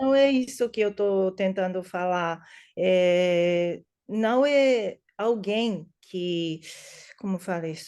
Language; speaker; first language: Portuguese; non-native, learner; English